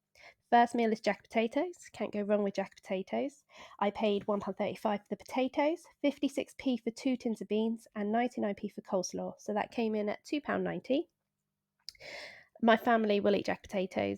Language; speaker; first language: English; native; English